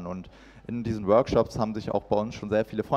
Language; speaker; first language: German; native; German